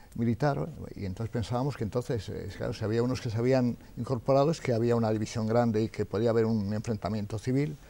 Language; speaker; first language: Spanish; native; Spanish